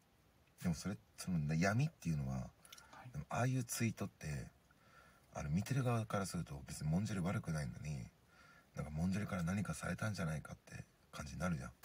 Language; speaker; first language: Japanese; native; Japanese